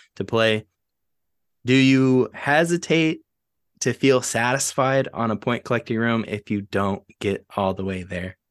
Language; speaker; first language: English; native; English